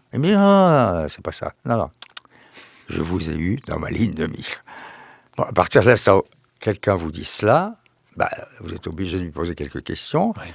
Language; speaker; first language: French; native; French